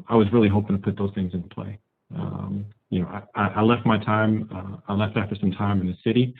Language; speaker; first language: English; native; English